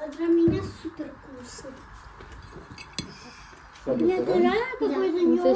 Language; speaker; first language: Russian; early bilingual, other home language; Armenian